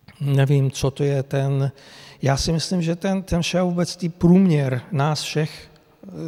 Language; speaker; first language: Czech; non-native, fluent; Hungarian